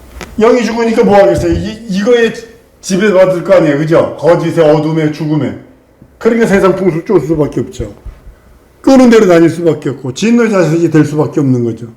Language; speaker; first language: Korean; native; Korean